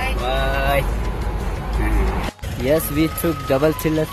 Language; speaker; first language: English; non-native, local second language; Ladakhi